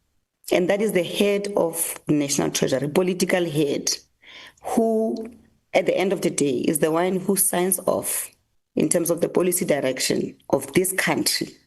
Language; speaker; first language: English; non-native, local second language; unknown